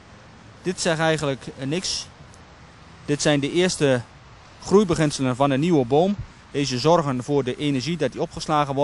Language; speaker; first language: Dutch; native; Dutch